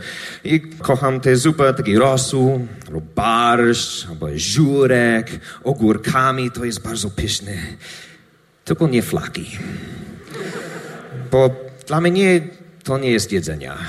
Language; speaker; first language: Polish; non-native, learner; English